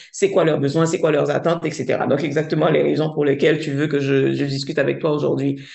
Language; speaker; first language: French; non-native, local second language; Haitian Creole